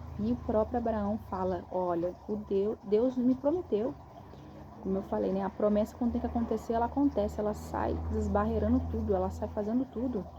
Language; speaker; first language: Portuguese; native; Portuguese